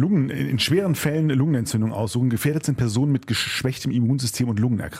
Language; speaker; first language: German; native; German